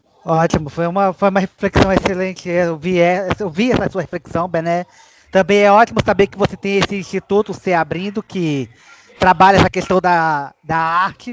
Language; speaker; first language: Portuguese; native; Portuguese